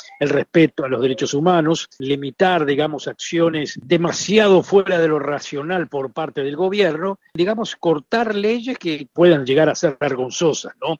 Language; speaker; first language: Spanish; native; Spanish